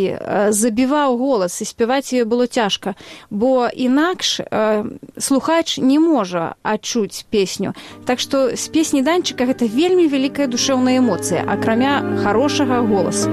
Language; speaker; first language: Belarusian; native; Belarusian